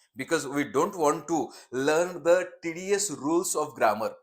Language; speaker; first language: English; non-native, local second language; Marathi